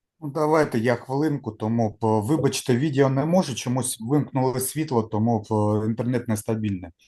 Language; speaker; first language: Ukrainian; non-native, local second language; Russian